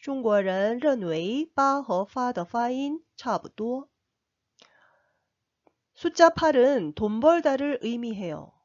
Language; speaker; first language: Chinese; non-native, fluent; Korean